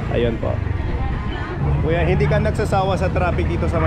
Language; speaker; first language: Filipino; non-native, learner; English